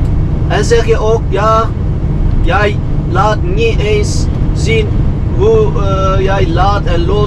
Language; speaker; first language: Dutch; non-native, fluent; Turkish